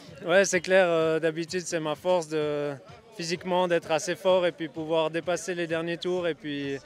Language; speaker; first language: French; native; French